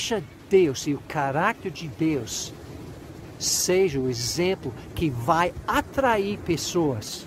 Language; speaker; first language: Portuguese; non-native, fluent; English